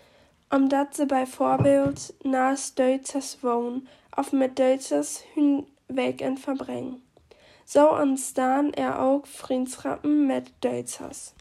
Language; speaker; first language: Dutch; non-native, learner; German